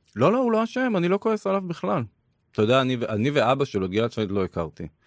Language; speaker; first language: Hebrew; native; Hebrew